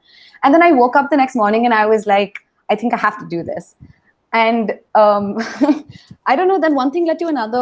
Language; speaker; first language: English; non-native, local second language; Hindi